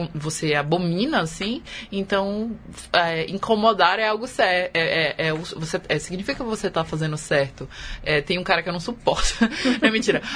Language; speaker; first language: Portuguese; native; Portuguese